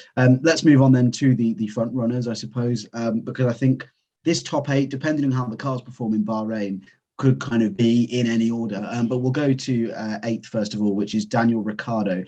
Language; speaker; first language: English; native; English